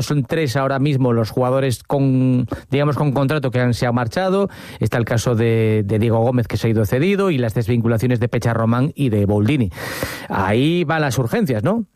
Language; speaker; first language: Spanish; native; Spanish